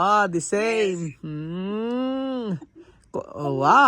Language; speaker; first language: English; non-native, learner; Filipino